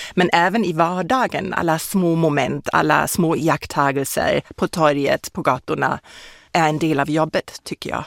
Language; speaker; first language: Swedish; non-native, fluent; German